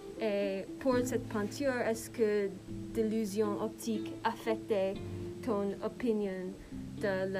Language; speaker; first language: French; non-native, learner; English